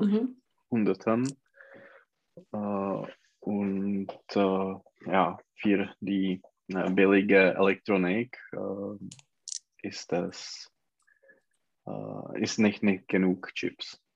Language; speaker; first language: German; non-native, learner; Czech